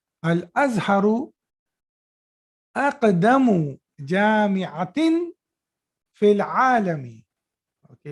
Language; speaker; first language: Arabic; non-native, fluent; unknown